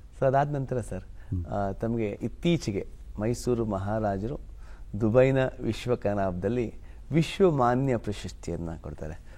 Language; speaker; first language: Kannada; native; Kannada